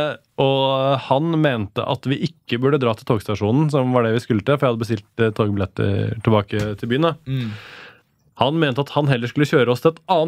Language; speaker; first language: Norwegian; native; Norwegian